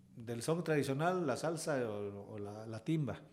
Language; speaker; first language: Spanish; native; Spanish